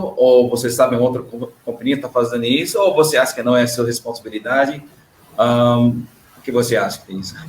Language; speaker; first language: Portuguese; non-native, learner; English